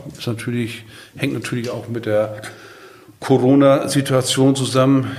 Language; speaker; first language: German; native; German